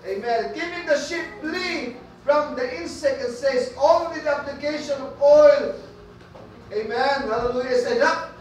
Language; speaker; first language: English; non-native, local second language; Filipino